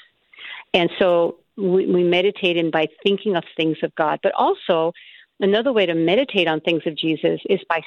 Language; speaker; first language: English; non-native, fluent; Spanish